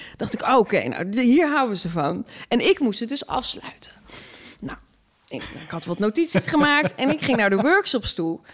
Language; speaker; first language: Dutch; native; Dutch